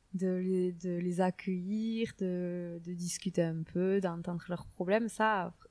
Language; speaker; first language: French; native; French